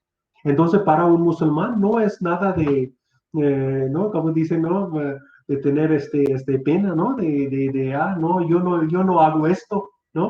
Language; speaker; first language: Spanish; non-native, fluent; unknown